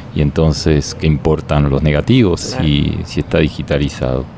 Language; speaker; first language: Spanish; native; Spanish